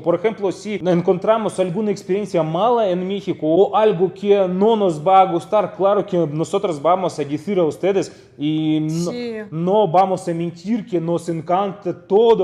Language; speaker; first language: Spanish; non-native, fluent; Russian